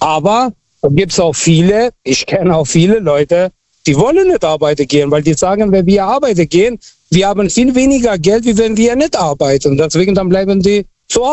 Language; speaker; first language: German; non-native, local second language; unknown